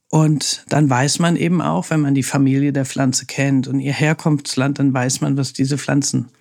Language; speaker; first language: German; native; German